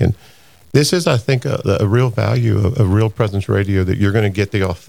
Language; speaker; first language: English; native; English